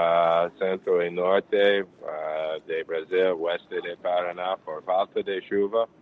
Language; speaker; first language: Portuguese; non-native, fluent; English